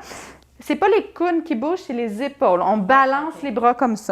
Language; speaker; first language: French; native; French